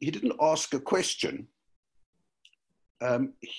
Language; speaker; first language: English; native; English